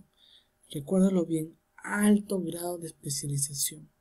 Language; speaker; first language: Spanish; native; Spanish